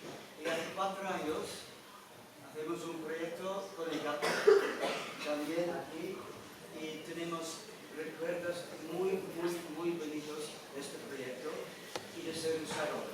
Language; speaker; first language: Spanish; non-native, learner; Dutch